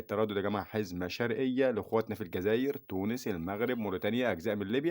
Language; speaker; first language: Arabic; native; Arabic